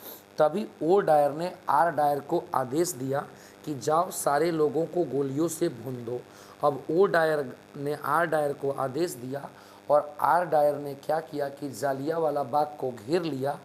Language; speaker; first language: Hindi; native; Hindi